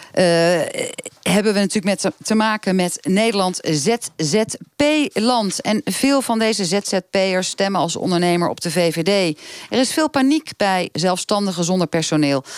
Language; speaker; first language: Dutch; native; Dutch